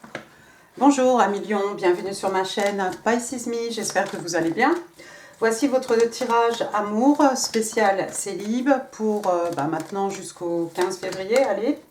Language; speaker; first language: French; native; French